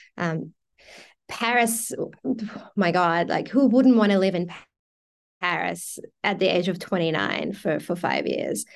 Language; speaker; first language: English; early bilingual, other home language; Persian